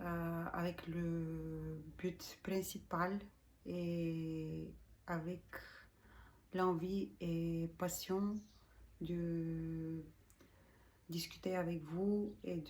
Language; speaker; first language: French; non-native, learner; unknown